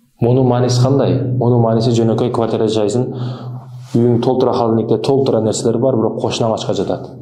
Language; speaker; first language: Kyrgyz; native; Kyrgyz